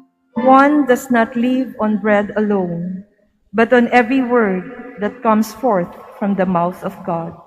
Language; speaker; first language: English; non-native, local second language; Filipino